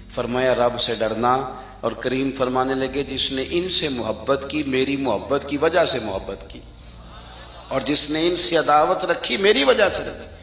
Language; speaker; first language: Urdu; non-native, local second language; Punjabi